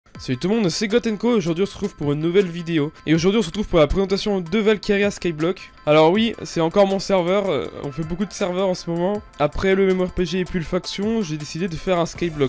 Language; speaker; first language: French; native; French